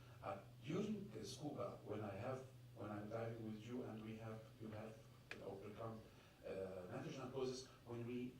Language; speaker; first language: English; non-native, fluent; Arabic